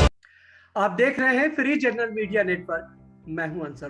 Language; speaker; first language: Hindi; native; Hindi